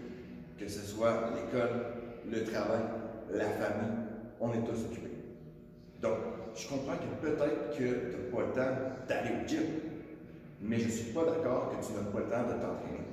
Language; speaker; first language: French; native; French